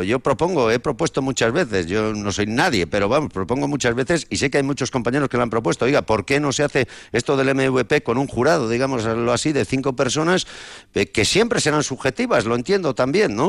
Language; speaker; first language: Spanish; native; Spanish